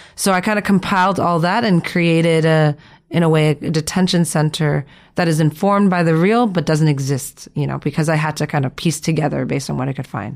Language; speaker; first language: English; early bilingual, other home language; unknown